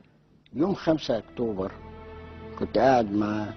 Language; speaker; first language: Arabic; native; Arabic